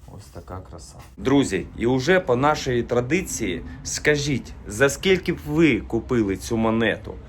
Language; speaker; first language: Ukrainian; non-native, local second language; Russian